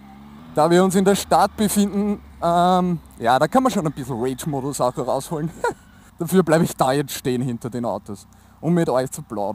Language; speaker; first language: German; native; German